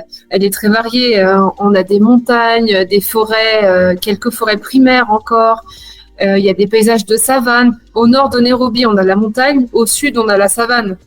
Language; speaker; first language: French; native; French